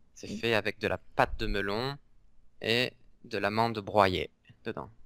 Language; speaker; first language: French; native; French